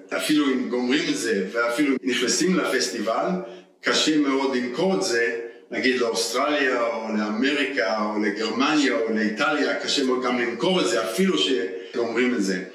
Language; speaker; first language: Hebrew; early bilingual, heritage; Hebrew